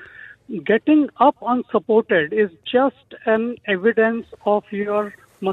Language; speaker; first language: English; non-native, local second language; Marathi